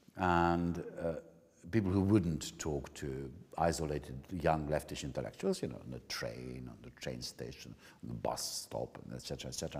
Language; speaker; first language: English; non-native, fluent; Hungarian